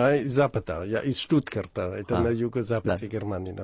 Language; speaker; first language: Russian; non-native, fluent; German